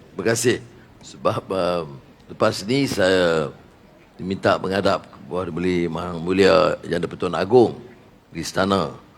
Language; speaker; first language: Malay; native; Malay